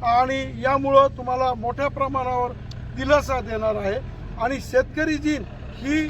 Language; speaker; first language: Marathi; native; Marathi